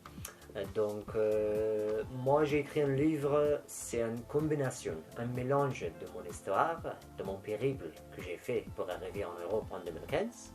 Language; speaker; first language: French; non-native, fluent; Persian